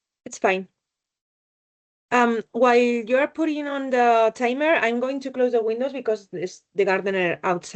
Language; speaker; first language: English; non-native, learner; Spanish